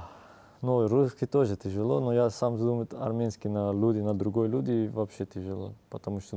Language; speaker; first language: Russian; non-native, learner; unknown